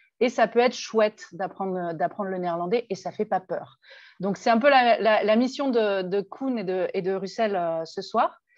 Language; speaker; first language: French; native; French